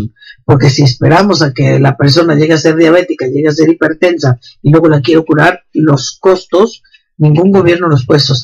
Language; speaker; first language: Spanish; native; Spanish